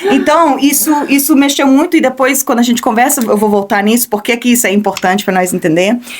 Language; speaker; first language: Portuguese; early bilingual, heritage; Portuguese